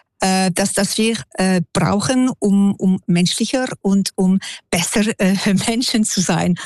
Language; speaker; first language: German; non-native, local second language; French